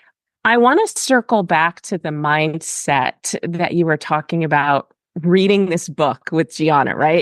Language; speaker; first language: English; native; English